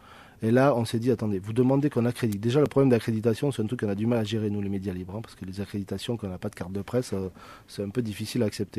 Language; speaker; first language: French; native; French